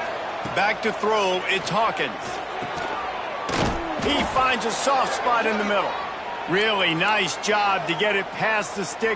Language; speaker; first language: English; native; English